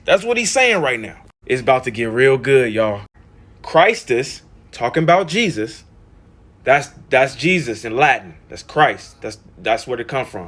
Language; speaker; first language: English; native; English